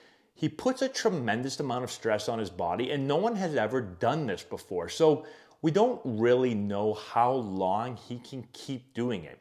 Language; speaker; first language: English; native; English